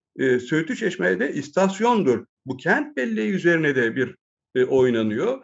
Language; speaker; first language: Turkish; native; Turkish